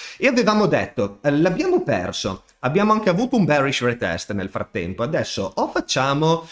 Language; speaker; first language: Italian; native; Italian